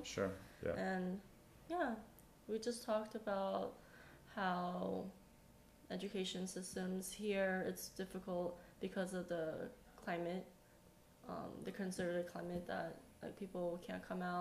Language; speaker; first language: English; native; English